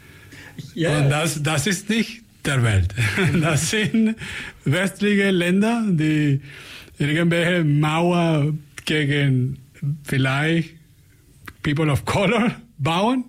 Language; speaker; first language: German; non-native, fluent; Spanish